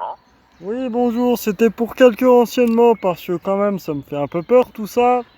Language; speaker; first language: French; native; French